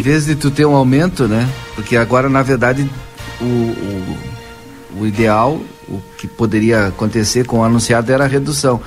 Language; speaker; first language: Portuguese; native; Portuguese